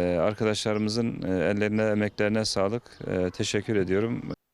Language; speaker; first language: Turkish; native; Turkish